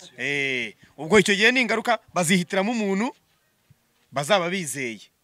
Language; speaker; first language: Kinyarwanda; native; Kinyarwanda